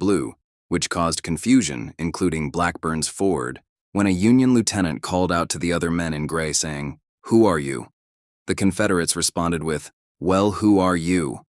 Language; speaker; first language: English; native; English